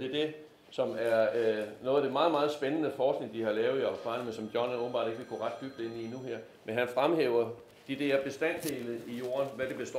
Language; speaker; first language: Danish; native; Danish